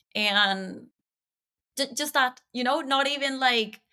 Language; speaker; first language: English; non-native, fluent; Spanish